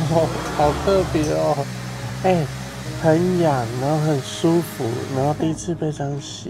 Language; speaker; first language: Chinese; non-native, fluent; Vietnamese